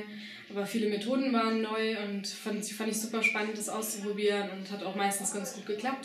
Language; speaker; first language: German; native; German